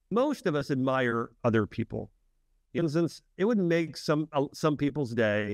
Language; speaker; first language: English; native; English